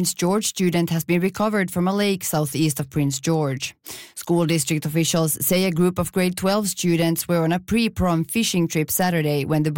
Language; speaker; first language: English; non-native, fluent; Finnish